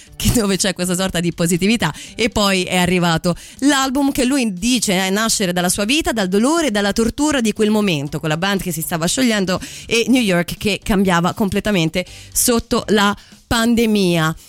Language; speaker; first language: Italian; native; Italian